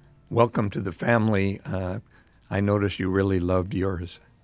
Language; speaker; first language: English; native; English